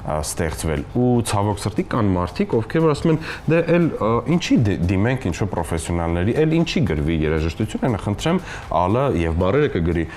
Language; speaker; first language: Armenian; native; Armenian